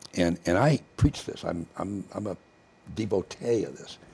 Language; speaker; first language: English; native; English